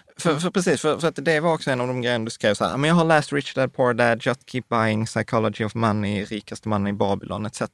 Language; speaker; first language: Swedish; native; Swedish